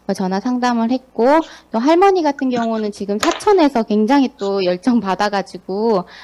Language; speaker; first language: Korean; native; Korean